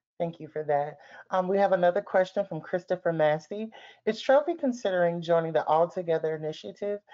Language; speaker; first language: English; native; English